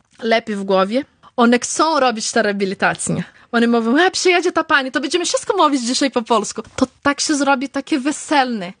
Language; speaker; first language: Polish; early bilingual, heritage; Polish